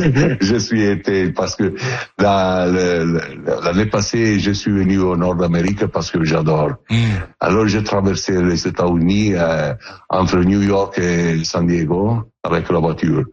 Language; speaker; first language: French; non-native, learner; Italian